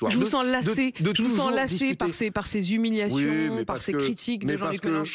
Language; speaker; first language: French; native; French